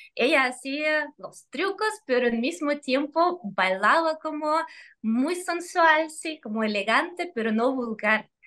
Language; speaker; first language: Spanish; non-native, fluent; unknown